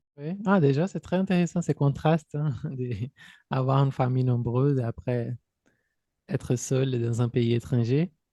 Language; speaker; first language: French; non-native, fluent; Portuguese